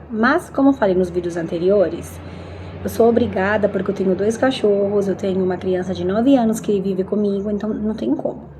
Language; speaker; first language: Portuguese; non-native, fluent; Spanish